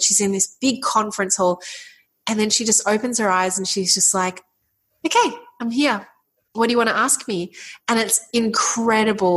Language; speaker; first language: English; native; English